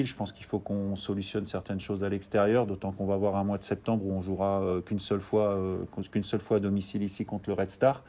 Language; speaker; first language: French; native; French